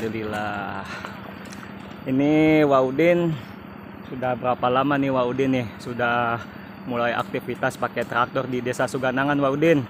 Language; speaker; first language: Indonesian; native; Indonesian